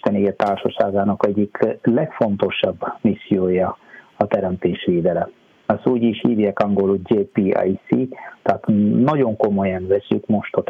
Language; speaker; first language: Hungarian; non-native, fluent; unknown